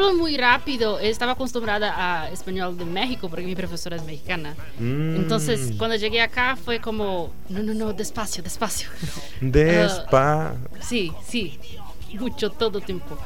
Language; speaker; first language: Spanish; non-native, learner; Portuguese